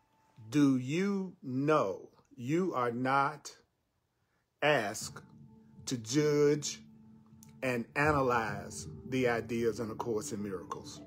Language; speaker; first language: English; native; English